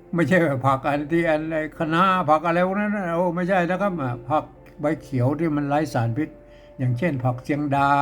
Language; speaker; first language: Thai; native; Thai